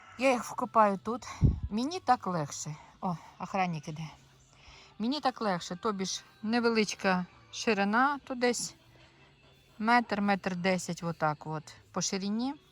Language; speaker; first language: Ukrainian; non-native, local second language; Russian